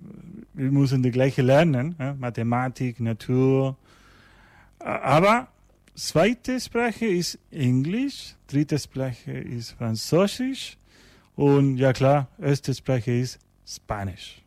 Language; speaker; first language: German; non-native, learner; Spanish